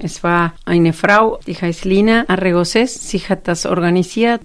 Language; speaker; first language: German; non-native, fluent; Spanish